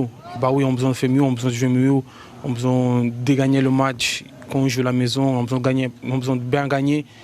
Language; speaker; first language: French; non-native, fluent; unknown